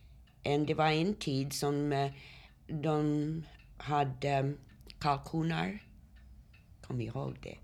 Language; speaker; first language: Swedish; early bilingual, heritage; Swedish